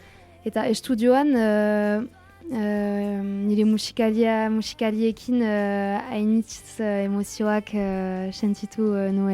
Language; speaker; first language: Basque; non-native, local second language; French